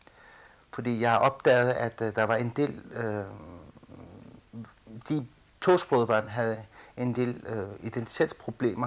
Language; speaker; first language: Danish; early bilingual, other home language; Kurdish